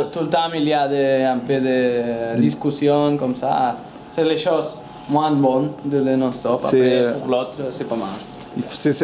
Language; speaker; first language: French; non-native, learner; Spanish